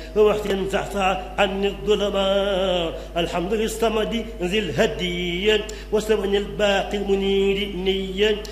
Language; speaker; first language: Arabic; non-native, fluent; Wolof